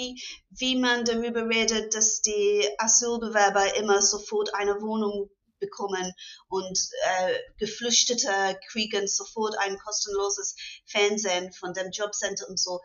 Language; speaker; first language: German; non-native, fluent; English